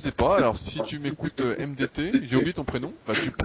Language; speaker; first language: French; native; French